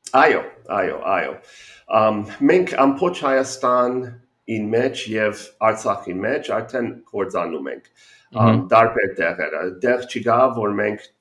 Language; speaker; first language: Armenian; early bilingual, heritage; Armenian